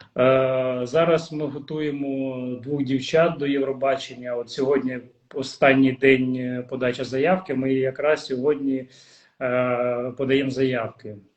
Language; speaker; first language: Ukrainian; non-native, local second language; Russian